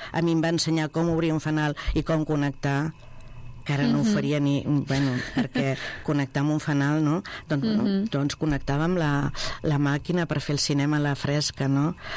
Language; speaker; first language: Catalan; non-native, local second language; Spanish